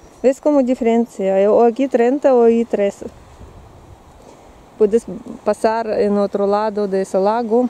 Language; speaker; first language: Spanish; non-native, learner; Russian